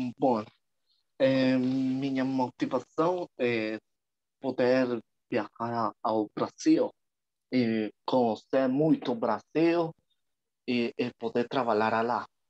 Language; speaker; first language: Portuguese; non-native, learner; Spanish